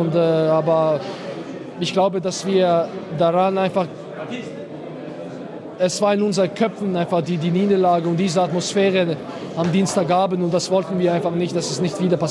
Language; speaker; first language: German; non-native, fluent; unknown